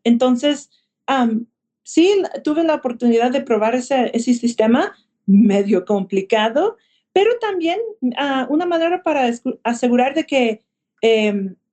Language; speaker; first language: Spanish; early bilingual, heritage; Spanish